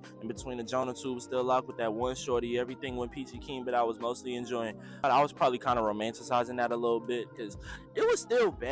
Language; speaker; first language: English; native; English